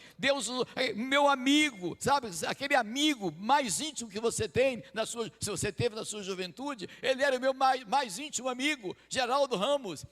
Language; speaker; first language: Portuguese; native; Portuguese